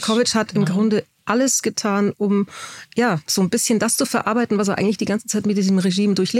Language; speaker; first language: German; native; German